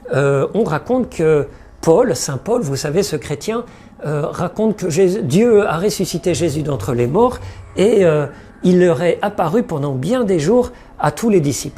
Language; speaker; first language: French; native; French